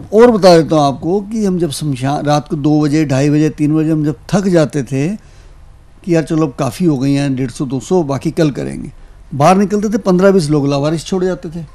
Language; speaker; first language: Hindi; native; Hindi